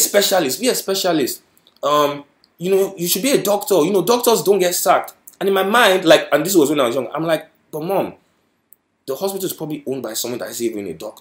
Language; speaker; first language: English; non-native, local second language; Yoruba